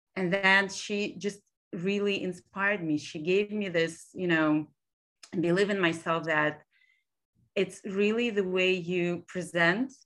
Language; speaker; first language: English; non-native, fluent; Hebrew